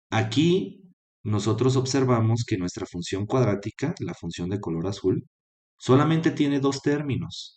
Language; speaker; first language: Spanish; native; Spanish